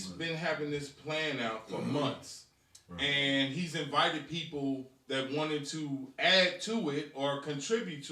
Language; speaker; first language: English; native; English